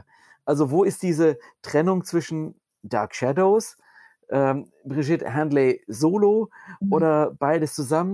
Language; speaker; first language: German; native; German